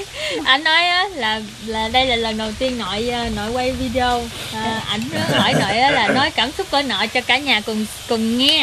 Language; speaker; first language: Vietnamese; native; Vietnamese